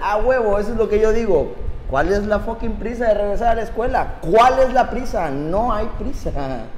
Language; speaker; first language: Spanish; native; Spanish